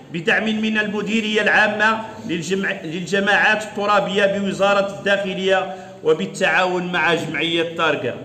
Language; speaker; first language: Arabic; non-native, local second language; Riffian